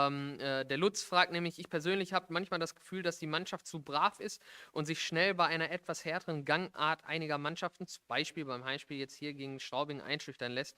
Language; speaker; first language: German; native; German